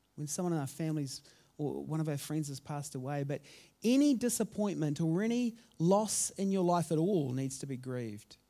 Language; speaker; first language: English; native; English